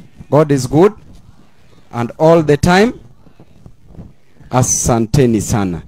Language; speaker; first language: English; non-native, local second language; Luo (Kenya and Tanzania)